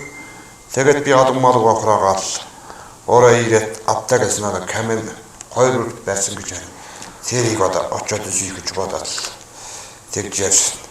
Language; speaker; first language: Mongolian; non-native, local second language; Kazakh